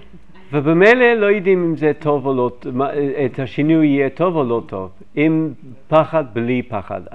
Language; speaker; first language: Hebrew; non-native, fluent; English